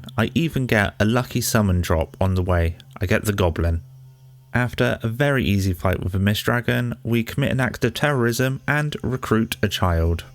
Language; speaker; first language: English; native; English